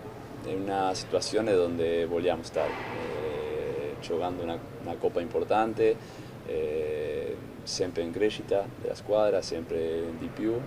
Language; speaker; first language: Italian; non-native, fluent; Spanish